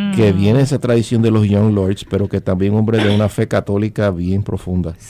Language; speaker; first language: Spanish; early bilingual, heritage; Spanish